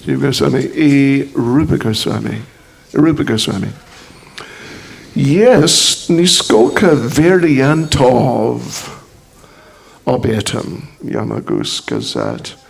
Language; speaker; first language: Russian; non-native, fluent; English